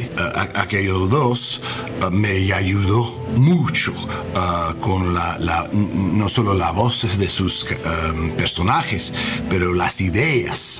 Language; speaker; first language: Spanish; non-native, learner; English